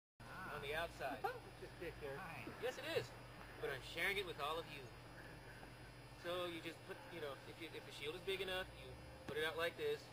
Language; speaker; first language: English; native; English